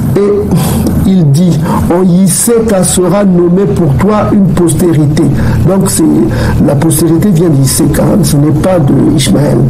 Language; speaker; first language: French; non-native, local second language; Kongo